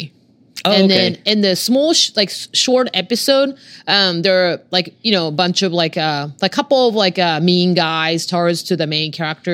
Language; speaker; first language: English; non-native, fluent; Japanese